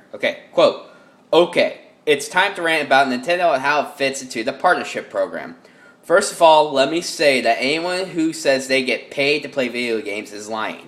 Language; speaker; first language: English; native; English